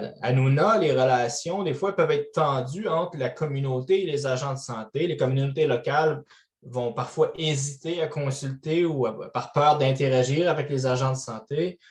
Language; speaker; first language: French; native; French